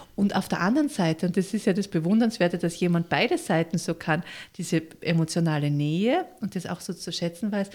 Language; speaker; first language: German; native; German